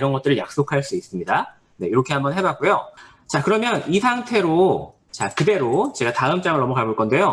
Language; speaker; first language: Korean; native; Korean